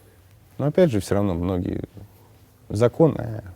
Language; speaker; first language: Russian; native; Russian